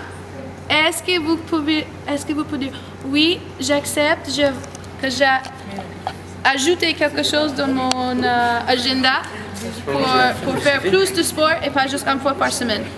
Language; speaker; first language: French; non-native, learner; English